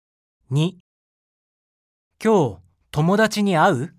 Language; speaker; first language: Japanese; non-native, learner; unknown